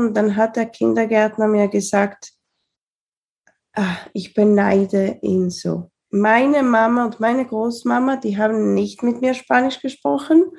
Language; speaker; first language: German; early bilingual, heritage; Spanish